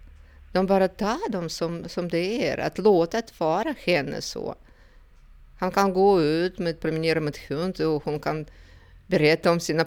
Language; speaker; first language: Swedish; non-native, fluent; Russian